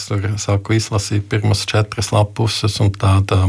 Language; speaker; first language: Latvian; non-native, fluent; German